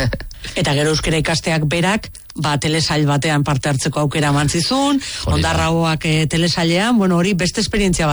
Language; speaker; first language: Basque; native; Basque